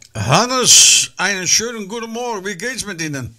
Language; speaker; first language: German; non-native, learner; Dutch